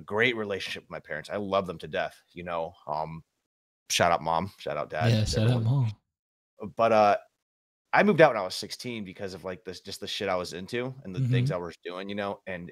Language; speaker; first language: English; native; English